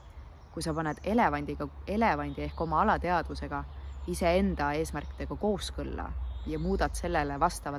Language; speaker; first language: Estonian; native; Estonian